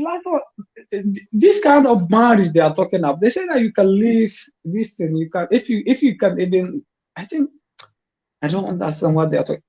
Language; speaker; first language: English; non-native, fluent; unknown